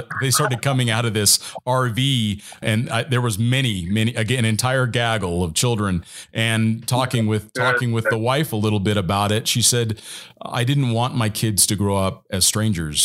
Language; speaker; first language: English; native; English